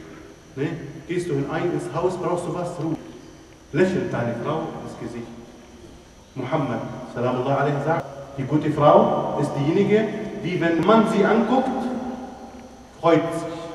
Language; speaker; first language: German; non-native, fluent; Arabic